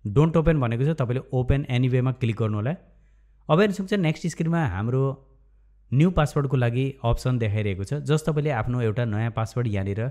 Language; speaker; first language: Nepali; native; Nepali